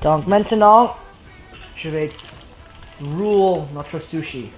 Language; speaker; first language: French; non-native, learner; English